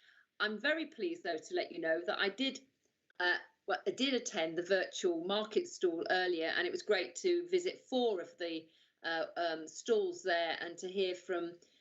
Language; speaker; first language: English; native; English